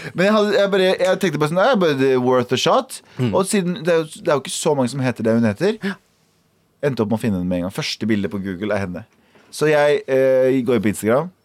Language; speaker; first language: Norwegian; early bilingual, other home language; Kurdish